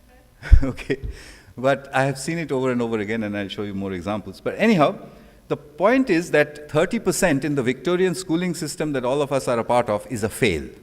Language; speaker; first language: English; non-native, local second language; Bangla